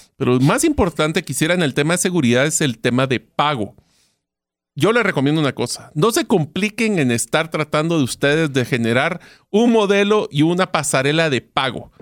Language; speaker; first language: Spanish; native; Spanish